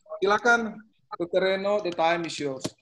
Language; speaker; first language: English; non-native, learner; Indonesian